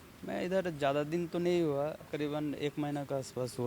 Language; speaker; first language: Hindi; non-native, local second language; Bangla